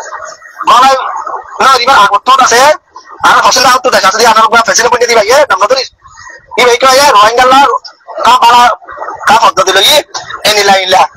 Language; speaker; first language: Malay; non-native, learner; Rohingya